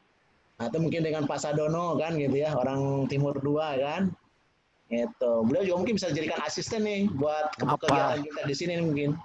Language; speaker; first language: Indonesian; native; Indonesian